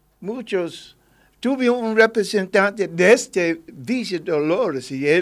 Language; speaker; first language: Spanish; non-native, learner; English